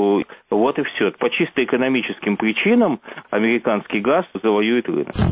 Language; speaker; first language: Russian; native; Russian